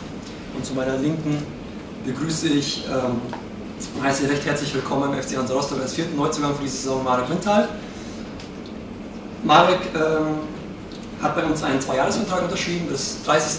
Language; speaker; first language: German; native; German